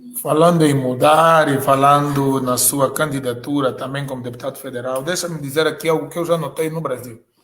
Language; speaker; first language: Portuguese; native; Portuguese